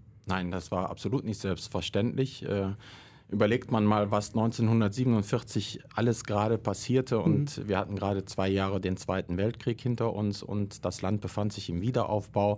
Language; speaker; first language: German; native; German